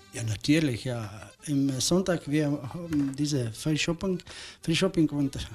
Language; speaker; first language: German; non-native, learner; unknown